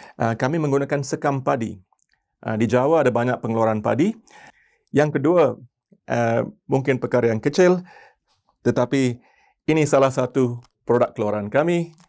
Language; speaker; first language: Malay; non-native, local second language; Tamil